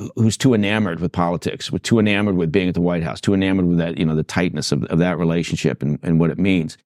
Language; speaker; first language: English; native; English